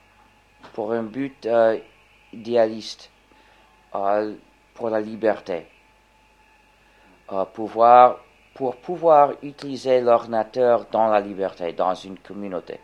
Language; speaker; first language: French; non-native, fluent; English